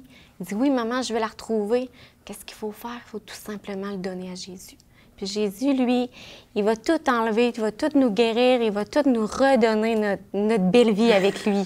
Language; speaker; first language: French; native; French